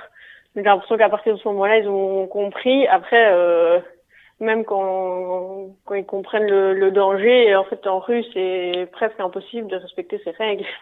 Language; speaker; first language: French; native; French